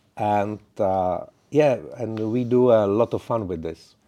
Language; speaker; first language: English; non-native, learner; Czech